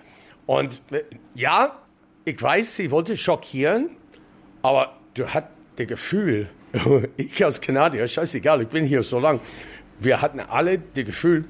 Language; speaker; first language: German; non-native, fluent; English